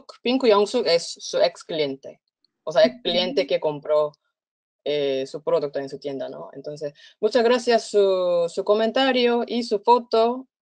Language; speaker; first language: Spanish; non-native, fluent; Korean